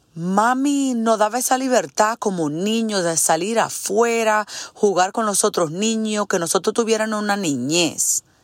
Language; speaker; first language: Spanish; early bilingual, heritage; Spanish